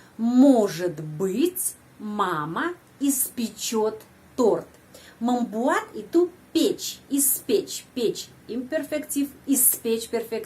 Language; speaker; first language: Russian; non-native, fluent; Indonesian